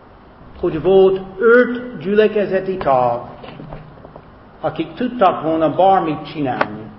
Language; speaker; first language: Hungarian; non-native, fluent; English